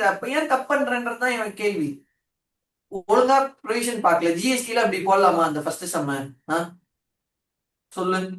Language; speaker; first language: Tamil; native; Tamil